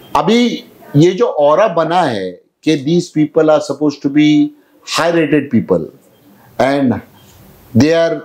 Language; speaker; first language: Hindi; non-native, local second language; Urdu